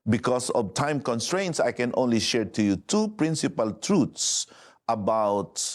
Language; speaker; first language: English; non-native, local second language; Filipino